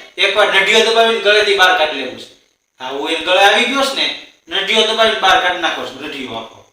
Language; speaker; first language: Gujarati; native; Gujarati